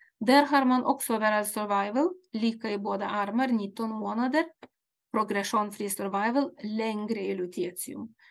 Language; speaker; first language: Swedish; non-native, fluent; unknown